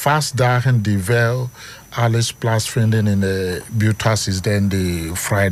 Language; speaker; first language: Dutch; non-native, fluent; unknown